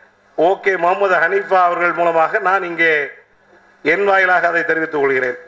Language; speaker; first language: Tamil; native; Tamil